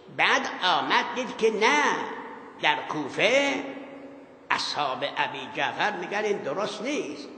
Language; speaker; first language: Persian; non-native, local second language; Azerbaijani